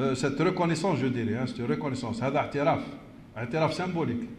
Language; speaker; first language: French; non-native, local second language; Arabic